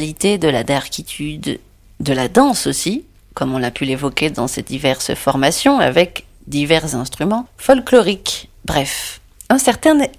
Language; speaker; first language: French; native; French